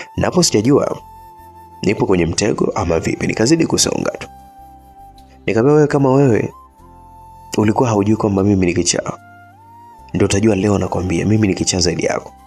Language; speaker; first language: Swahili; native; Swahili